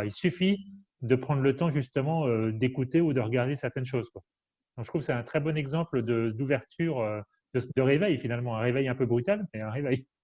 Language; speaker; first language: French; native; French